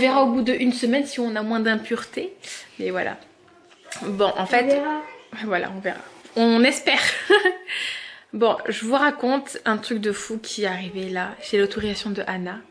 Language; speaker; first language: French; native; French